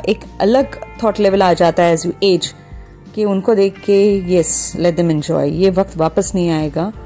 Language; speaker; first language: Hindi; non-native, local second language; Marathi